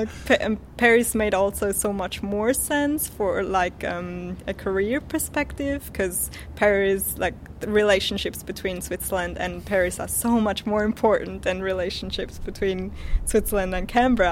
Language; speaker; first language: English; non-native, fluent; Swiss German